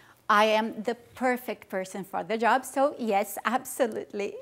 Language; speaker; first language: English; non-native, fluent; Portuguese